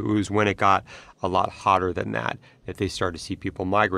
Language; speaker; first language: English; native; English